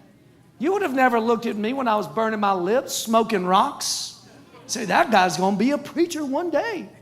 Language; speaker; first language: English; native; English